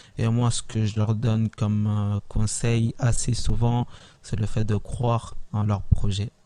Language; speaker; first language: French; early bilingual, other home language; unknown